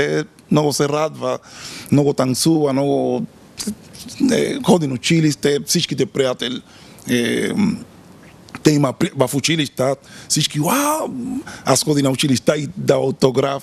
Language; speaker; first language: Bulgarian; non-native, learner; Spanish